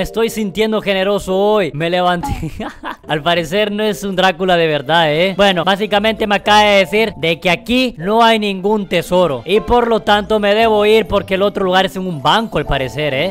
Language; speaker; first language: Spanish; native; Spanish